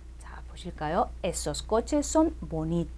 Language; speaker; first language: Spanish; non-native, fluent; Korean